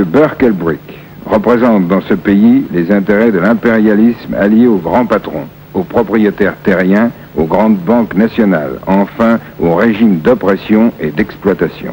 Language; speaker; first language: French; native; French